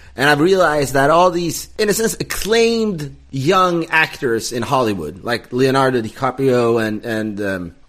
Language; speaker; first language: English; non-native, fluent; Swedish